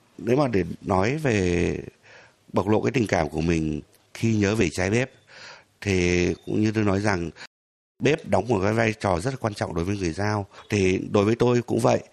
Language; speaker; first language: Vietnamese; non-native, local second language; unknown